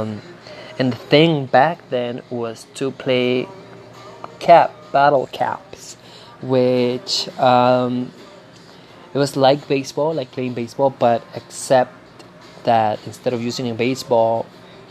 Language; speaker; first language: English; non-native, fluent; Spanish